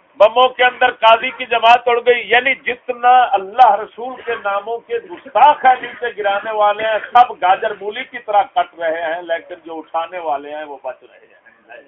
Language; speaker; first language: Urdu; non-native, local second language; Punjabi